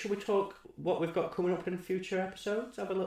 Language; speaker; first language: English; native; English